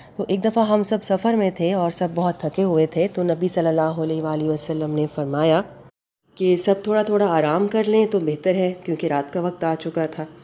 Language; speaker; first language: Urdu; native; Urdu